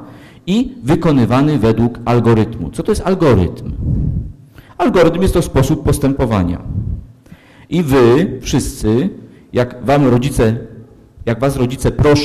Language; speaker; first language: Polish; native; Polish